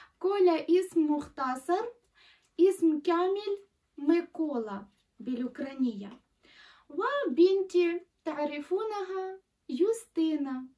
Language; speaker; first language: Arabic; non-native, fluent; Ukrainian